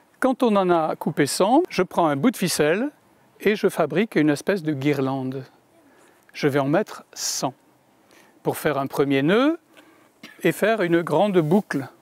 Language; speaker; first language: French; native; French